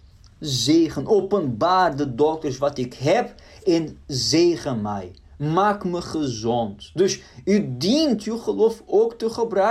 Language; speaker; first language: Dutch; non-native, fluent; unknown